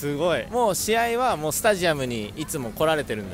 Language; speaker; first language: Japanese; native; Japanese